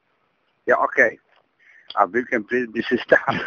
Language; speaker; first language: Swedish; non-native, learner; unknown